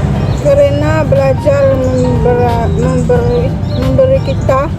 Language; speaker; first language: Indonesian; non-native, learner; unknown